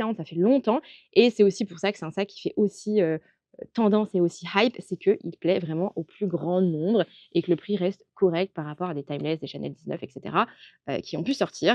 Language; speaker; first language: French; native; French